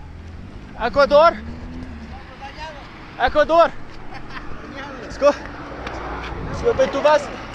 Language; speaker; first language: Spanish; non-native, learner; English